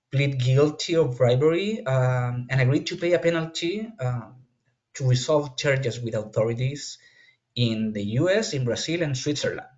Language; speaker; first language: English; non-native, fluent; Spanish